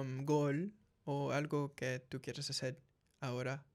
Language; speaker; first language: Spanish; early bilingual, heritage; English